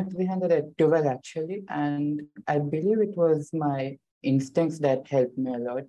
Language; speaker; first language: English; non-native, local second language; Telugu